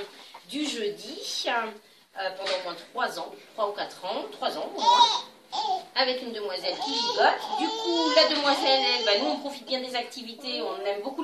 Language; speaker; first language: French; native; French